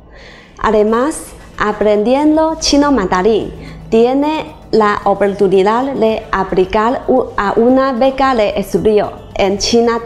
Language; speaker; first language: Spanish; non-native, fluent; Chinese